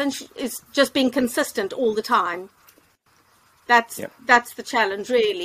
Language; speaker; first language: English; native; English